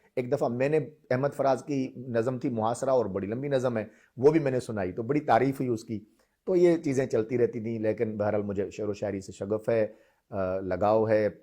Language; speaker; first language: Urdu; non-native, local second language; Sindhi